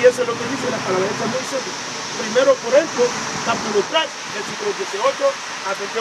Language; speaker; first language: Spanish; non-native, learner; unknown